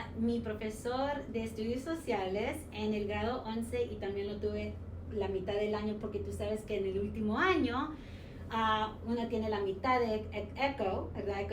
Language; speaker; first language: Spanish; early bilingual, heritage; Spanish